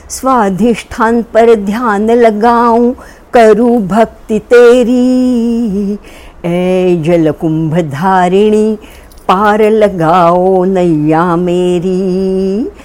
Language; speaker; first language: Hindi; non-native, local second language; Marathi